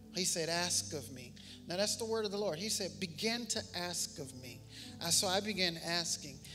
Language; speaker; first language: English; native; English